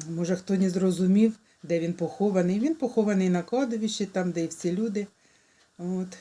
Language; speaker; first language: Ukrainian; native; Ukrainian